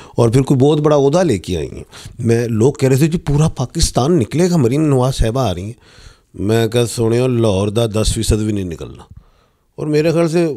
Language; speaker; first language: Urdu; non-native, local second language; Punjabi